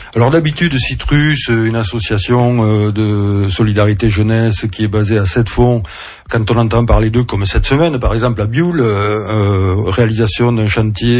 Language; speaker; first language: French; native; French